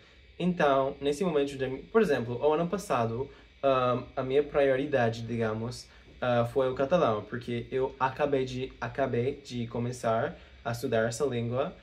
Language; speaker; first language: Portuguese; non-native, fluent; English